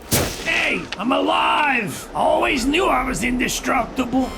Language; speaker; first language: English; native; English